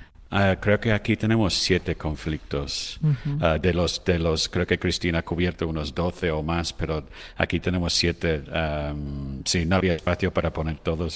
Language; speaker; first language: Spanish; non-native, fluent; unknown